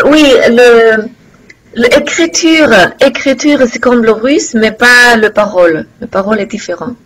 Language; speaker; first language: French; non-native, learner; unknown